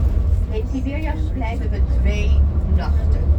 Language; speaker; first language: Dutch; non-native, fluent; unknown